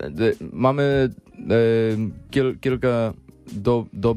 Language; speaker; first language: Polish; non-native, learner; English